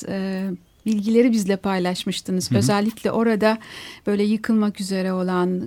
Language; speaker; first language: Turkish; native; Turkish